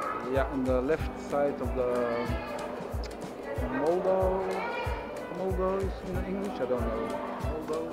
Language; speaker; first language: English; non-native, fluent; Dutch